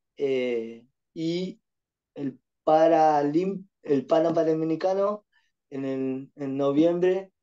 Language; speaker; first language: Spanish; native; Spanish